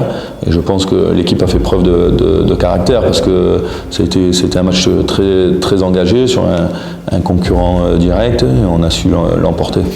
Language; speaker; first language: French; native; French